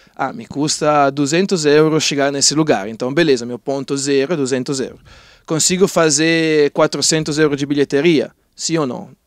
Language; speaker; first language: Portuguese; non-native, fluent; Italian